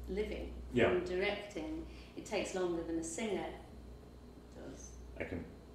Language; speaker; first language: English; native; English